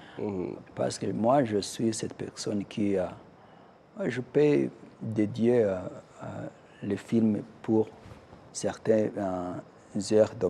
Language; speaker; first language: French; non-native, local second language; Kinyarwanda